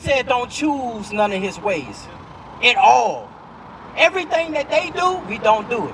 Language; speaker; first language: English; native; English